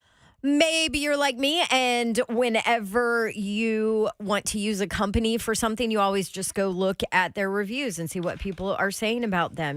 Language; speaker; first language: English; native; English